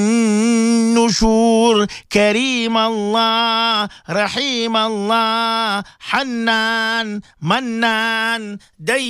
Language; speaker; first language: English; native; English